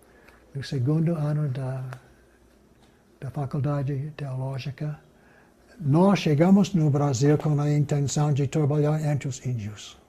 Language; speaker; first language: Portuguese; non-native, fluent; English